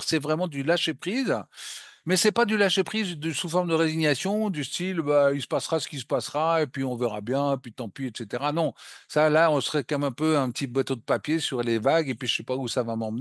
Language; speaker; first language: French; native; French